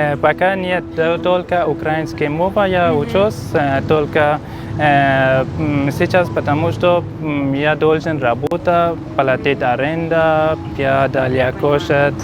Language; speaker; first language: Russian; non-native, learner; Persian